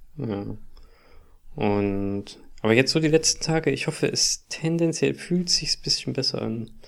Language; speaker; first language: German; native; German